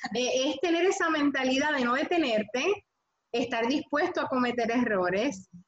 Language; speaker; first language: Spanish; non-native, fluent; Greek